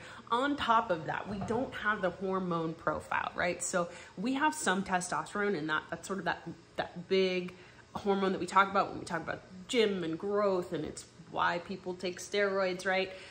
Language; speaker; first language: English; native; English